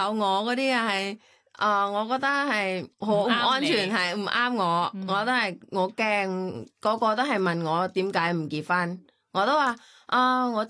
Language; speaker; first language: Cantonese; non-native, learner; Thai